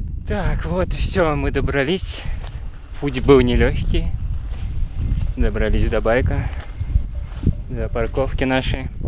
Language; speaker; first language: Russian; native; Russian